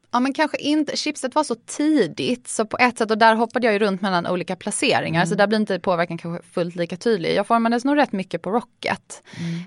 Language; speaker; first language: Swedish; native; Swedish